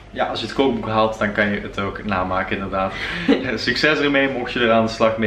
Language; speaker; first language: Dutch; native; Dutch